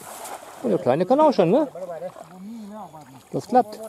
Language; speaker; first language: German; native; German